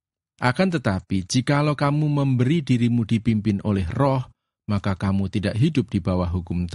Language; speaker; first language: Indonesian; native; Indonesian